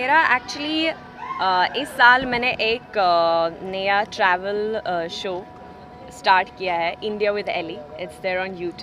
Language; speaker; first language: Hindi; non-native, fluent; Swedish